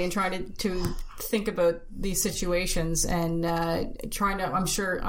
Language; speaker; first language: English; native; English